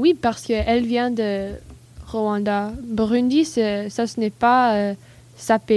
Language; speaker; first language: French; non-native, learner; English